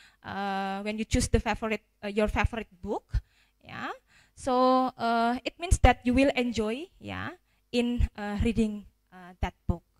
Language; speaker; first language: English; non-native, fluent; Indonesian